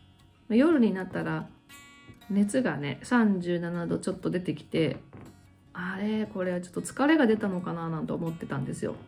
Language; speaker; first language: Japanese; native; Japanese